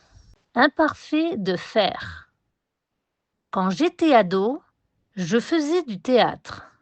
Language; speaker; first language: French; non-native, fluent; Spanish